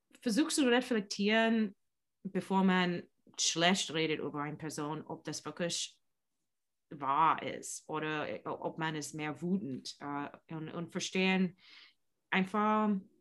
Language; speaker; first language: German; non-native, learner; English